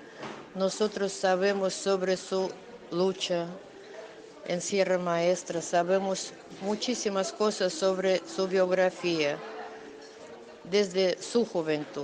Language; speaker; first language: Spanish; non-native, fluent; Russian